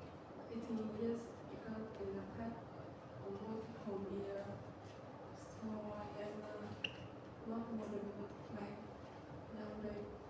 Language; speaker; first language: English; non-native, learner; Vietnamese